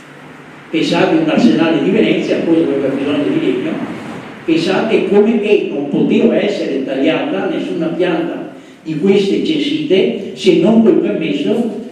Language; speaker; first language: Italian; native; Italian